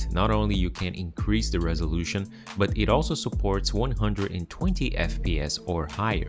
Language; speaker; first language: English; non-native, fluent; Portuguese